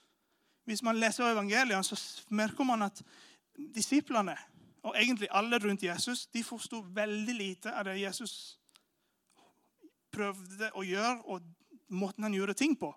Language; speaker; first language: Norwegian; non-native, fluent; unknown